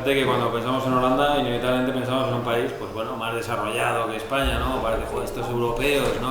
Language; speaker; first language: Spanish; native; Spanish